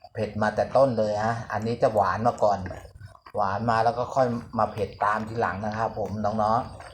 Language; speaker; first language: Thai; native; Thai